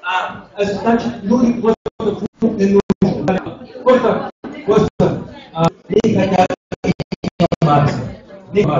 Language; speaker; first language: Russian; non-native, learner; German